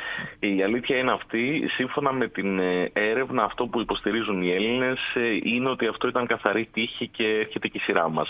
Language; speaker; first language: Greek; native; Greek